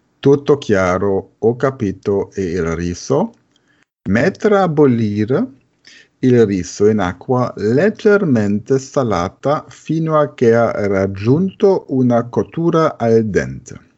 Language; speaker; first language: Italian; non-native, fluent; German